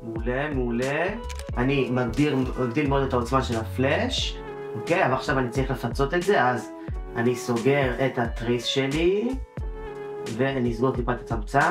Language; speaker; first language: Hebrew; native; Hebrew